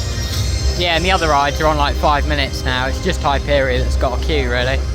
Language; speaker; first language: English; native; English